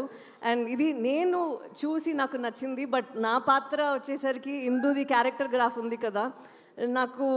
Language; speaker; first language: Telugu; non-native, local second language; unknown